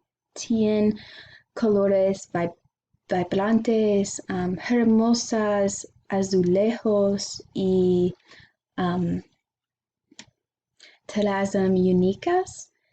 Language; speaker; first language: Spanish; non-native, learner; English